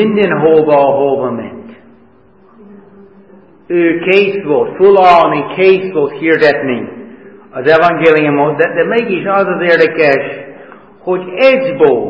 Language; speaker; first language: Hungarian; non-native, fluent; English